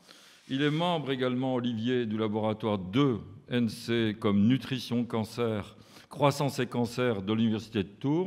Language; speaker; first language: French; native; French